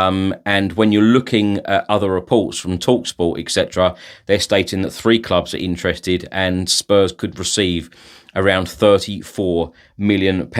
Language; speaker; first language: English; native; English